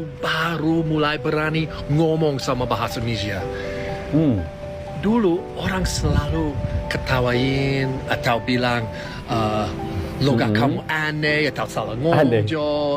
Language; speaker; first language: Indonesian; non-native, fluent; English